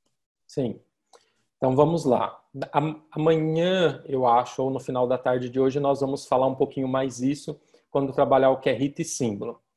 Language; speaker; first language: Portuguese; native; Portuguese